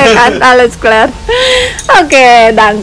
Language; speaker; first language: English; non-native, learner; Indonesian